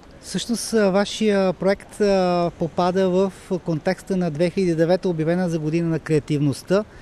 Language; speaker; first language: Bulgarian; native; Bulgarian